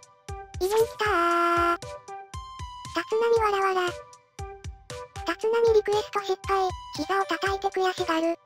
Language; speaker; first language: Japanese; native; Japanese